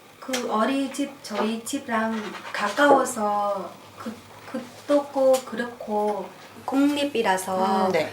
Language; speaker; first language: Korean; non-native, learner; Vietnamese